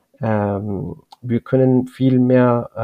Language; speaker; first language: German; non-native, learner; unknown